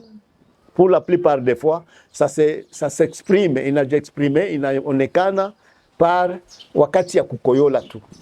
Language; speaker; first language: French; non-native, local second language; Swahili